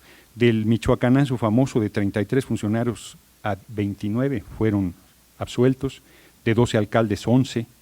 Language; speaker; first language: Spanish; native; Spanish